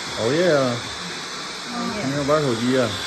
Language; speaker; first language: Chinese; native; Chinese